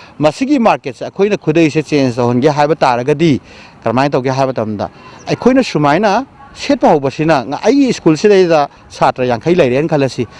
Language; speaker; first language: Manipuri; non-native, local second language; Rongmei Naga